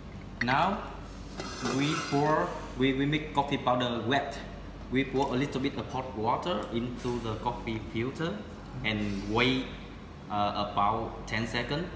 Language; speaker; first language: English; non-native, learner; Vietnamese